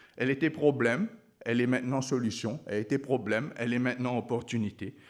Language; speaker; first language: French; non-native, local second language; Morisyen